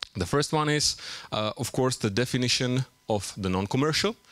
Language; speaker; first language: English; non-native, fluent; Czech